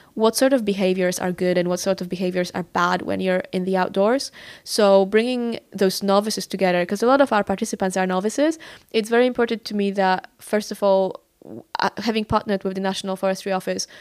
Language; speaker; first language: English; non-native, fluent; Polish